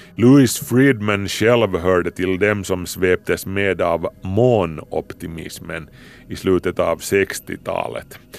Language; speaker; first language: Swedish; native; Swedish